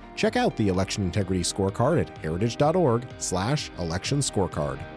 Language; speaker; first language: English; native; English